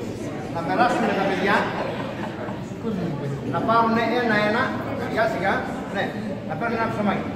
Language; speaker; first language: Greek; native; Greek